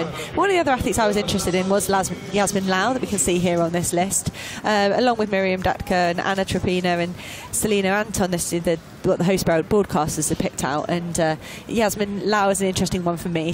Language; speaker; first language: English; native; English